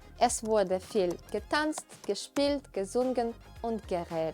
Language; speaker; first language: German; non-native, fluent; Ukrainian